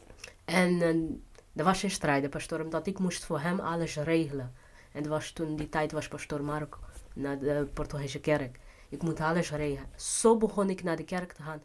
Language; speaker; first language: Dutch; non-native, fluent; Portuguese